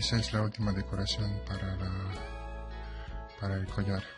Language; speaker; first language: Italian; non-native, learner; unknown